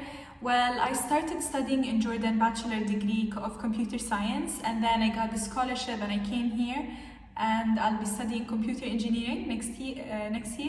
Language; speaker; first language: English; non-native, fluent; Arabic